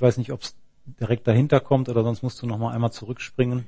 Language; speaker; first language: German; native; German